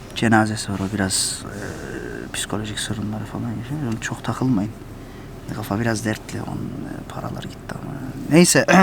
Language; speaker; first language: Turkish; native; Turkish